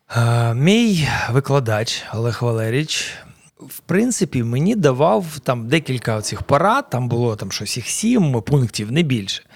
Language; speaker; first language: Ukrainian; non-native, local second language; Russian